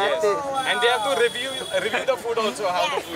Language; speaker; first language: English; non-native, local second language; Hindi